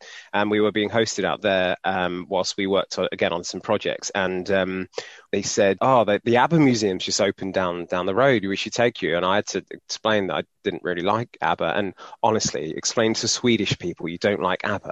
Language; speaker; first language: English; native; English